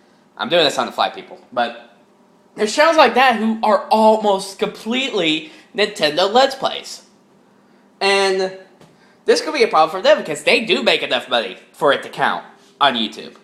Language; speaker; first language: English; native; English